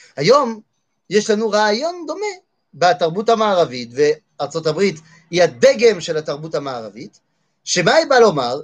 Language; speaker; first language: Hebrew; non-native, fluent; French